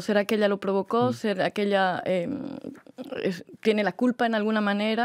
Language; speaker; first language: Spanish; native; Spanish